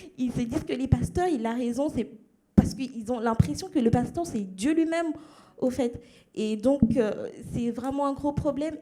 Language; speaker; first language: French; non-native, local second language; Lingala